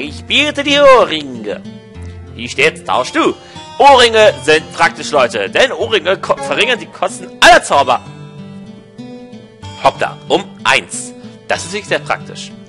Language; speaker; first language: German; native; German